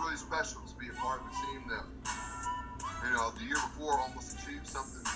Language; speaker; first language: English; native; English